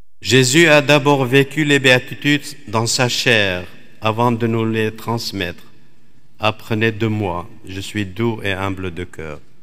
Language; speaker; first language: French; non-native, fluent; Assyrian Neo-Aramaic